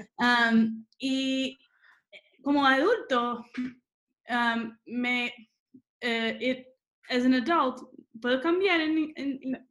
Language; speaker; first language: Spanish; early bilingual, other home language; English